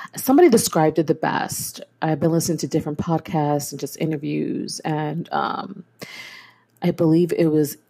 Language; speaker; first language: English; native; English